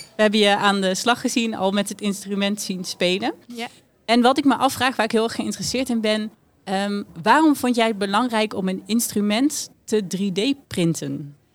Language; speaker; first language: Dutch; native; Dutch